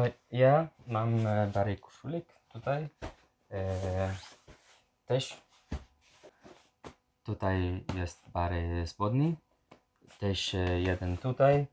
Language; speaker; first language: Polish; non-native, learner; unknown